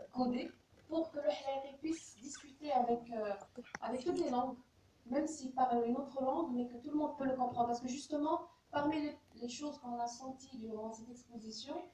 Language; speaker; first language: French; non-native, local second language; Arabic